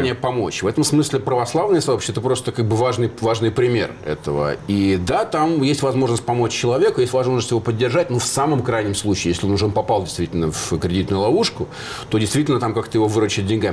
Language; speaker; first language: Russian; native; Russian